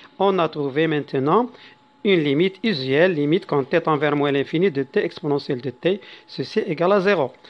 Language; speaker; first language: French; non-native, local second language; Arabic